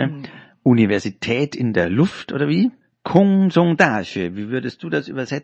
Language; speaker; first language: German; native; German